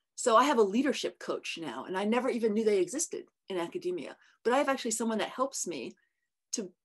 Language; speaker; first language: English; native; English